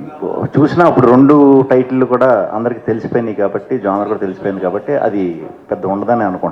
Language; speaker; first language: Telugu; native; Telugu